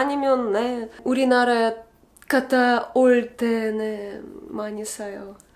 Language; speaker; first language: Korean; non-native, learner; Russian